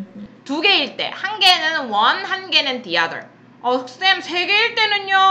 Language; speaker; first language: Korean; native; Korean